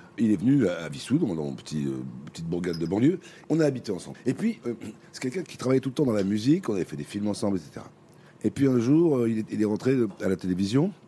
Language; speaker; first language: French; native; French